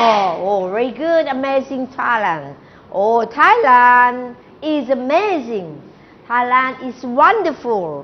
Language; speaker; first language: English; non-native, learner; Thai